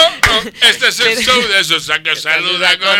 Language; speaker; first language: Spanish; native; Spanish